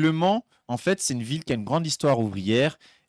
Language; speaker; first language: French; native; French